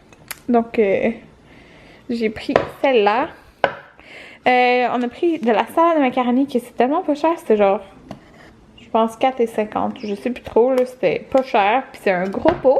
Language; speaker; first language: French; native; French